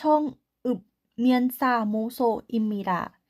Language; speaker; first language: Korean; non-native, learner; Thai